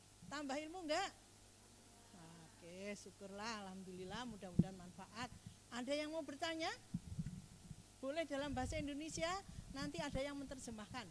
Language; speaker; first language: Indonesian; native; Indonesian